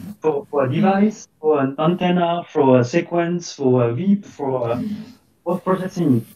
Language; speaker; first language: English; non-native, fluent; French